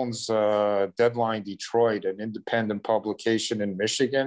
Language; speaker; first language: English; native; English